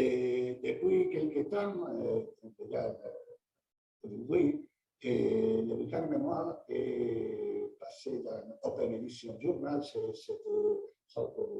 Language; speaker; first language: French; non-native, fluent; Spanish